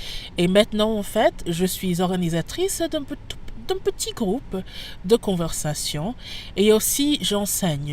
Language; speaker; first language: French; non-native, fluent; English